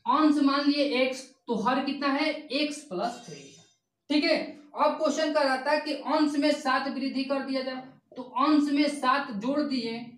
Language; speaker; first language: Hindi; native; Hindi